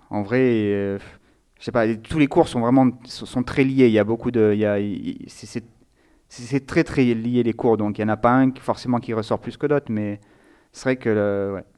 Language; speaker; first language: French; native; French